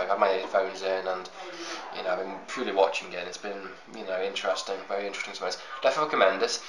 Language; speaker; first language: English; native; English